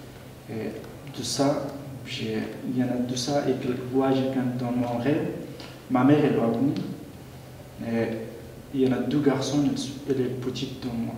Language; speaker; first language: French; non-native, learner; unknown